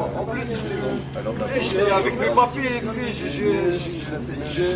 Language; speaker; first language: French; non-native, learner; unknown